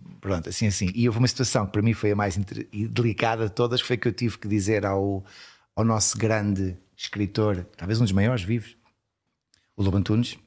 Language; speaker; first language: Portuguese; early bilingual, heritage; Portuguese